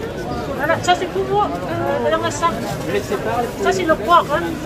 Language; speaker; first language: French; non-native, learner; Thai